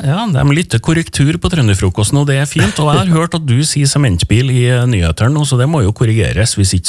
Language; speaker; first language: Norwegian; native; Norwegian